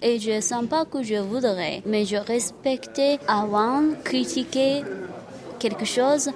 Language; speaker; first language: French; non-native, learner; Japanese